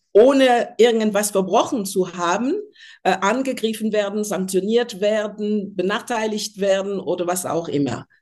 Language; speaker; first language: German; non-native, fluent; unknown